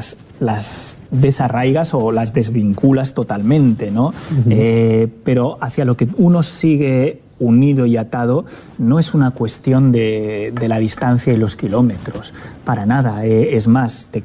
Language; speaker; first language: Spanish; native; Spanish